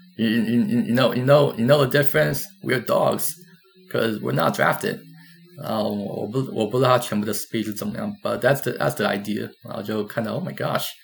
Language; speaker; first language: English; non-native, fluent; Chinese